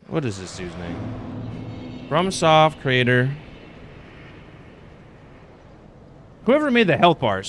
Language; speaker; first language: English; native; English